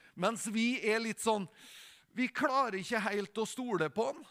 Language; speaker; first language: Norwegian; native; Norwegian